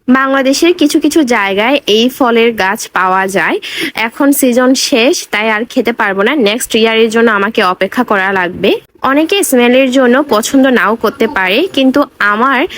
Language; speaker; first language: Bangla; non-native, local second language; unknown